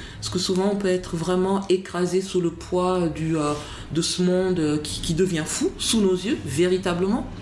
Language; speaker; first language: French; native; French